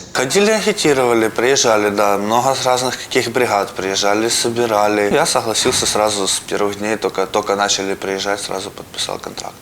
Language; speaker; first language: Russian; native; Russian